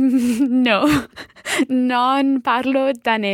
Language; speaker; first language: Italian; non-native, learner; English